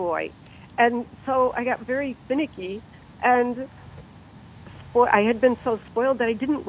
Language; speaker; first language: English; native; English